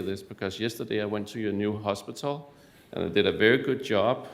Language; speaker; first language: English; non-native, fluent; Danish